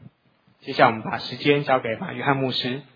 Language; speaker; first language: Chinese; native; Chinese